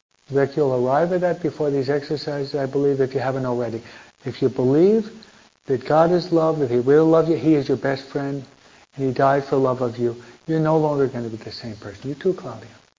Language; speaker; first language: English; native; English